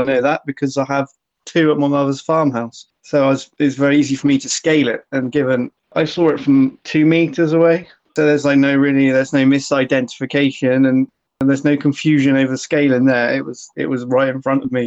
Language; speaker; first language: English; native; English